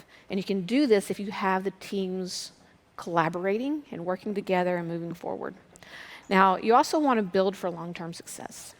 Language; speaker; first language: English; native; English